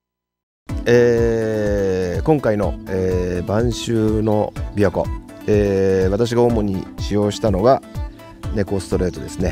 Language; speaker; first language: Japanese; native; Japanese